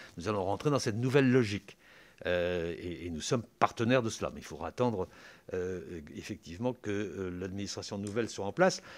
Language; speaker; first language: French; native; French